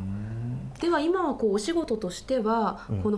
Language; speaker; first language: Japanese; native; Japanese